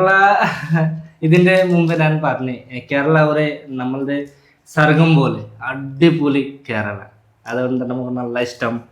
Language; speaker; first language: Malayalam; non-native, local second language; Bangla